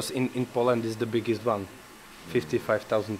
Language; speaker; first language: English; non-native, learner; Czech